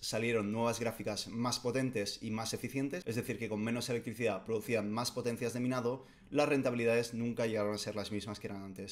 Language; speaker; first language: Spanish; native; Spanish